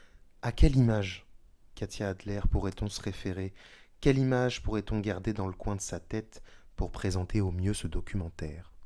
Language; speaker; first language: French; native; French